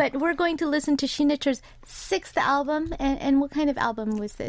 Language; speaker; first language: English; early bilingual, other home language; Korean